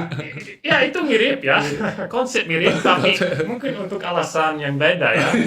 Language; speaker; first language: Indonesian; non-native, learner; English